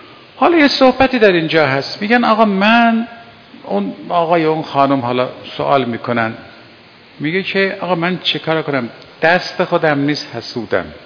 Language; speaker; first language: Persian; native; Persian